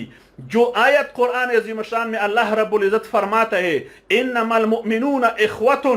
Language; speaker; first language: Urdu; non-native, fluent; Pashto